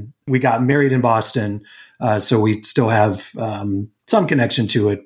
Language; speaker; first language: English; native; English